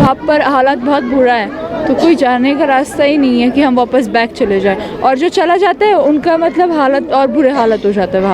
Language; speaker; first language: Hindi; non-native, fluent; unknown